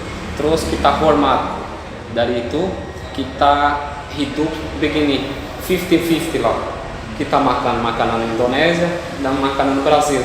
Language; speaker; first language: Indonesian; non-native, fluent; Portuguese